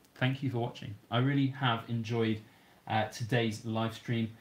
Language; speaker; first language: English; native; English